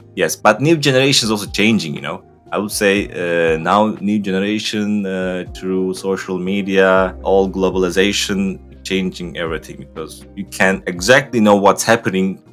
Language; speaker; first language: English; non-native, fluent; Turkish